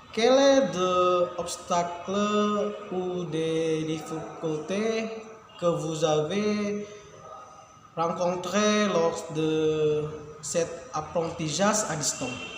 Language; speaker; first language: French; non-native, learner; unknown